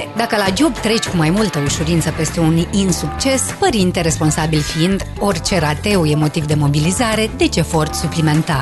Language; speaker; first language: Romanian; native; Romanian